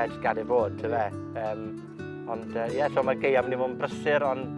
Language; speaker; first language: Welsh; native; Welsh